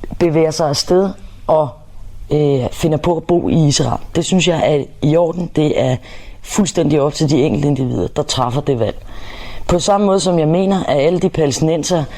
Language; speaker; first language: Danish; native; Danish